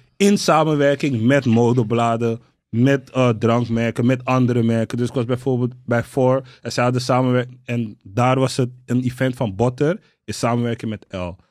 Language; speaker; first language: Dutch; native; Dutch